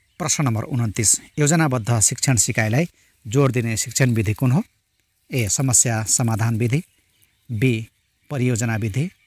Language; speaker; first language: Nepali; non-native, local second language; Rana Tharu